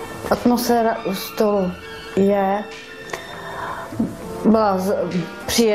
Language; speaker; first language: Czech; non-native, learner; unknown